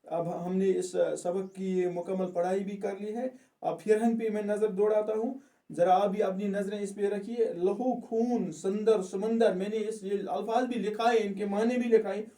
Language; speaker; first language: Urdu; non-native, local second language; Kashmiri